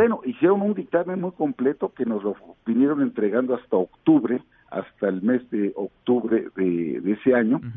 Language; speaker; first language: Spanish; native; Spanish